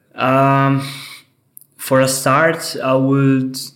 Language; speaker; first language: English; non-native, fluent; Italian